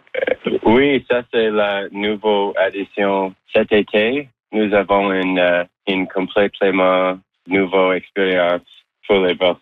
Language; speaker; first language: French; non-native, local second language; English